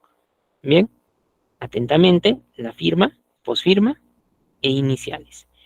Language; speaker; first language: Spanish; native; Spanish